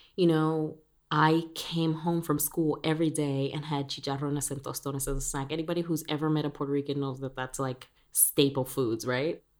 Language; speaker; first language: English; early bilingual, other home language; Spanish